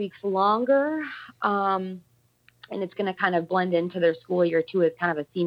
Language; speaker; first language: English; native; English